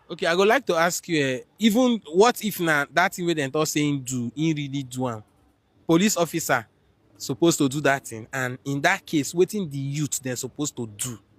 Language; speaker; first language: Nigerian Pidgin; non-native, local second language; Igbo